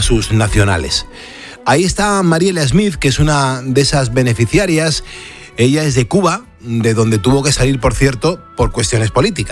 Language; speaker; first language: Spanish; native; Spanish